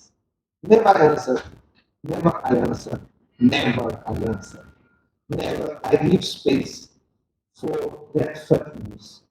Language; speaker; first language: English; non-native, learner; Portuguese